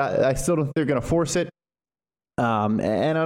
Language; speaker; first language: English; native; English